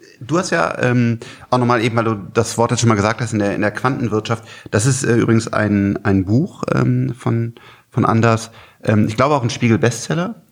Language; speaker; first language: German; native; German